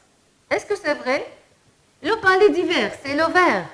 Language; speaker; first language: French; non-native, fluent; Arabic